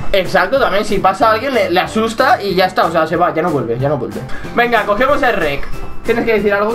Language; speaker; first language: Spanish; native; Spanish